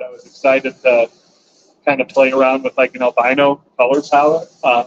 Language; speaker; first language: English; native; English